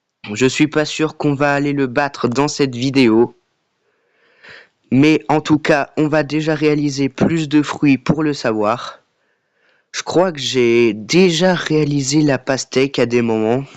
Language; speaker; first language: French; native; French